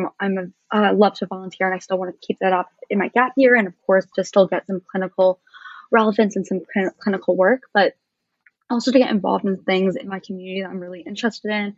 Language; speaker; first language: English; native; English